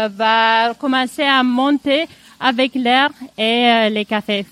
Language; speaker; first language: French; non-native, fluent; Romanian